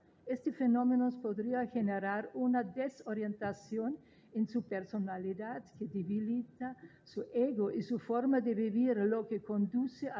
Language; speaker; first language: Spanish; non-native, fluent; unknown